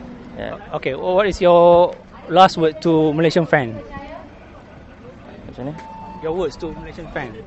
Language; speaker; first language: English; non-native, learner; Malay